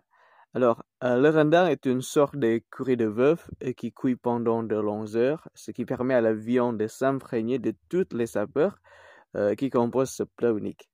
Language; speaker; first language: French; non-native, fluent; Indonesian